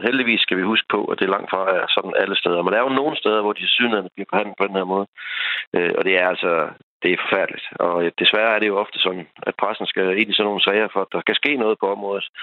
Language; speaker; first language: Danish; native; Danish